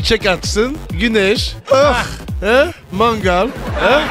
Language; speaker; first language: Turkish; non-native, fluent; French